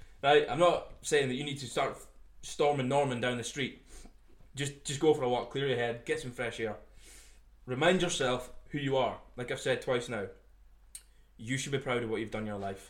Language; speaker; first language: English; native; English